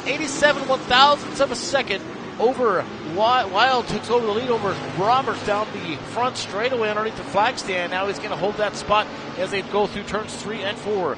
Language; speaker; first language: English; native; English